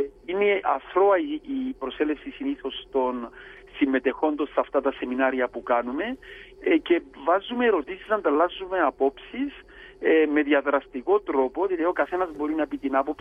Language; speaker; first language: Greek; native; Greek